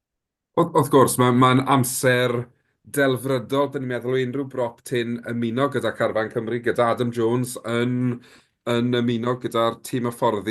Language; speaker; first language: Welsh; native; Welsh